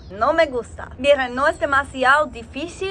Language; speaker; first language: Spanish; non-native, learner; English